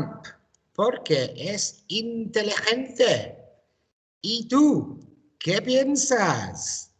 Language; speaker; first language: Spanish; non-native, learner; English